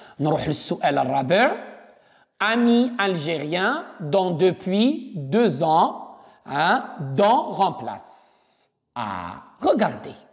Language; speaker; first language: French; non-native, local second language; Arabic